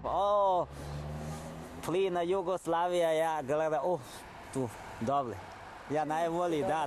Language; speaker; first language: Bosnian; non-native, learner; Chinese